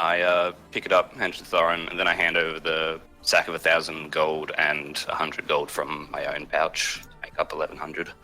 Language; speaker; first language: English; native; English